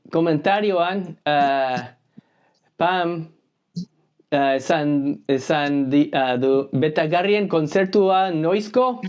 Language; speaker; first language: Basque; non-native, learner; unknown